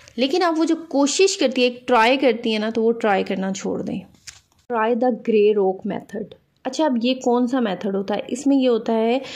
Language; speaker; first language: Urdu; native; Urdu